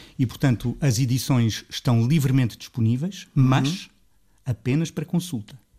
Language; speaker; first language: Portuguese; native; Portuguese